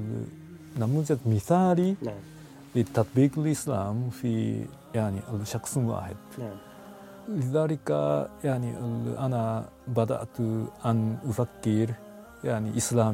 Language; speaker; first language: Arabic; non-native, fluent; Japanese